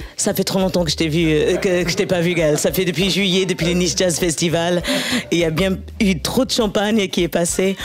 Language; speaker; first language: French; early bilingual, other home language; English